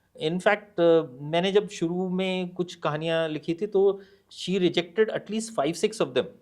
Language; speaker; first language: Hindi; native; Hindi